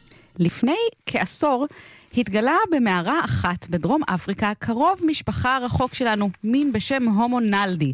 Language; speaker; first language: Hebrew; native; Hebrew